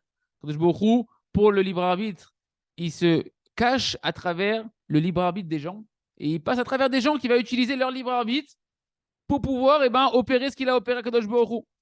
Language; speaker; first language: French; native; French